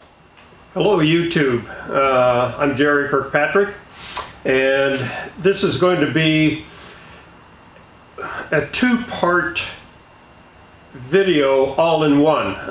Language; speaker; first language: English; native; English